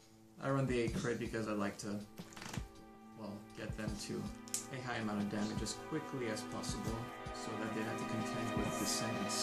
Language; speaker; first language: English; native; English